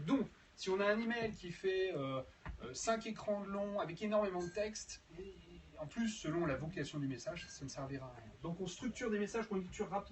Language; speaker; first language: French; native; French